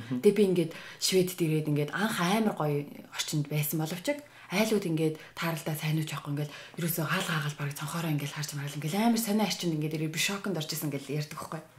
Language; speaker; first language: Mongolian; native; Mongolian